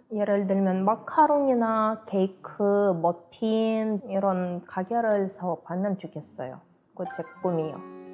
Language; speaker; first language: Korean; non-native, learner; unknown